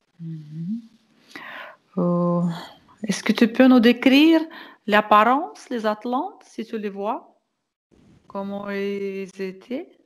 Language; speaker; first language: French; non-native, fluent; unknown